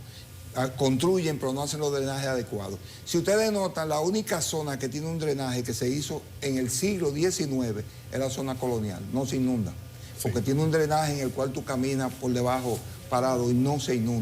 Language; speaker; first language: Spanish; native; Spanish